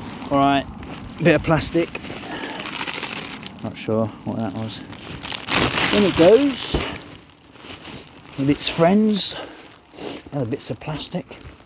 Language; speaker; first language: English; native; English